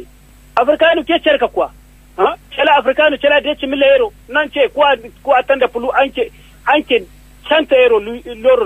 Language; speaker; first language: Italian; non-native, learner; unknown